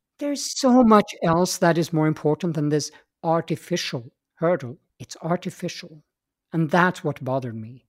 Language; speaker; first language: English; non-native, fluent; Swedish